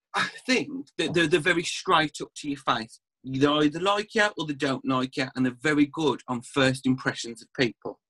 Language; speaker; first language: English; native; English